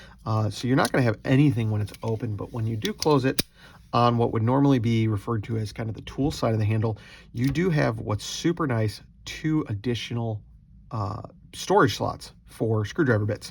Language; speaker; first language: English; native; English